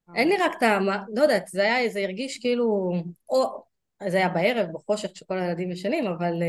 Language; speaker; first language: Hebrew; early bilingual, other home language; Russian